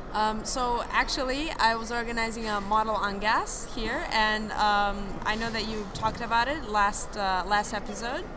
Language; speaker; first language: English; non-native, fluent; Serbian